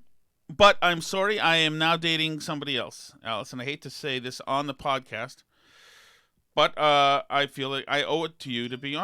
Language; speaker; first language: English; native; English